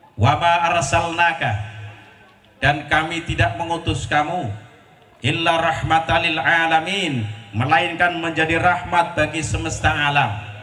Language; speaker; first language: Indonesian; non-native, local second language; Javanese